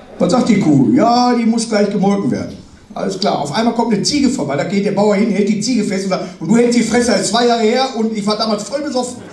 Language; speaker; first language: German; native; German